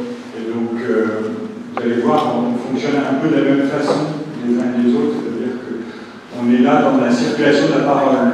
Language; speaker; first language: French; native; French